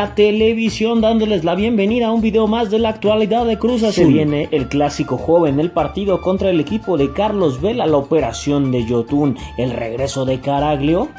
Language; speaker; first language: Spanish; native; Spanish